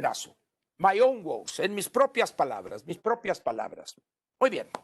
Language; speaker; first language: Spanish; native; Spanish